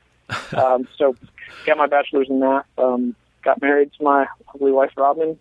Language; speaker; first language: English; native; English